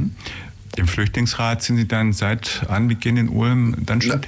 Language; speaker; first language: German; native; German